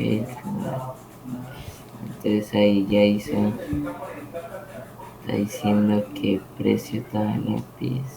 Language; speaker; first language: Spanish; native; Spanish